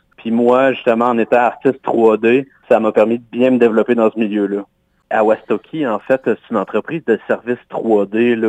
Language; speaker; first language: French; native; French